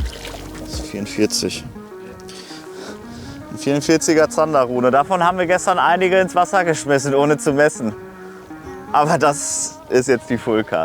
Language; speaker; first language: German; native; German